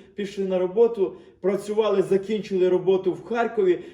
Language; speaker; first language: Ukrainian; native; Ukrainian